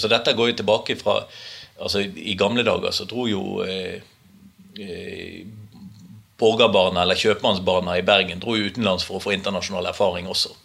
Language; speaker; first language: Norwegian; native; Norwegian